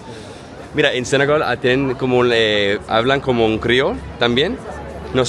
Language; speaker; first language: Spanish; early bilingual, heritage; Spanish